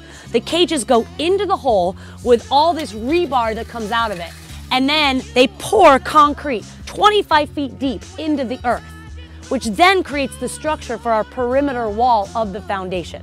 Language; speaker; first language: English; native; English